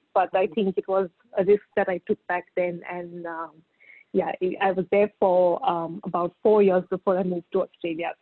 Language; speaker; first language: English; non-native, local second language; Marathi